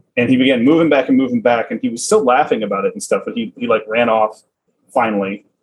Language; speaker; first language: English; native; English